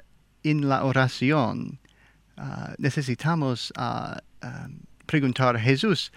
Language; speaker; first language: Spanish; non-native, learner; English